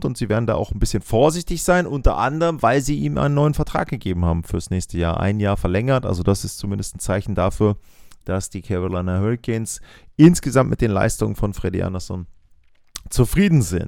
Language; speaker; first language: German; native; German